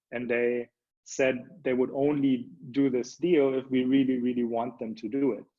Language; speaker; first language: English; early bilingual, other home language; German